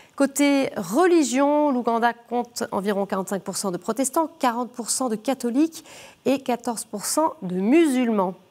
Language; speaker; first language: French; native; French